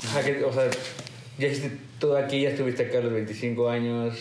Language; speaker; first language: Spanish; native; Spanish